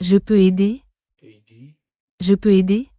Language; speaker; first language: French; non-native, learner; Portuguese